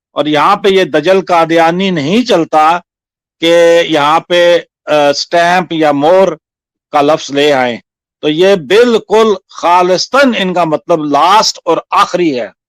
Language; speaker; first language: Urdu; non-native, local second language; Punjabi